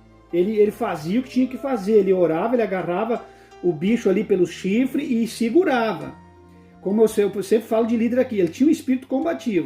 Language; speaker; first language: Portuguese; native; Portuguese